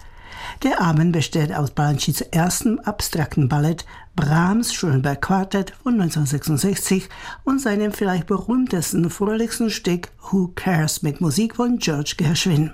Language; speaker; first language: German; native; German